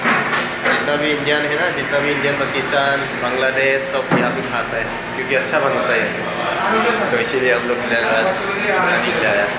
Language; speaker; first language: Hindi; non-native, local second language; Bangla